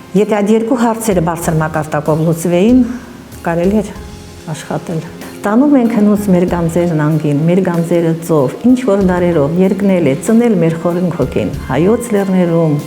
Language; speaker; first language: Armenian; early bilingual, heritage; Armenian